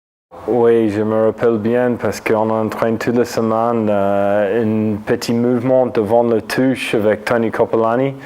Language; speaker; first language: French; non-native, fluent; English